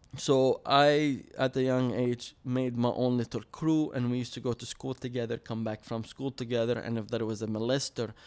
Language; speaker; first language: English; early bilingual, other home language; Arabic